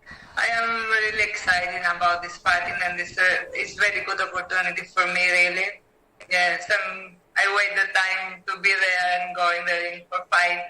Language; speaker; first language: English; non-native, learner; Greek